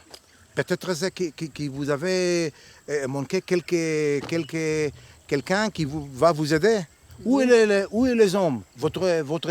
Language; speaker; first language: French; non-native, learner; Hebrew